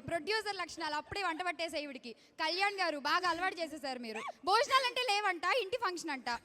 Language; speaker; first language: Telugu; native; Telugu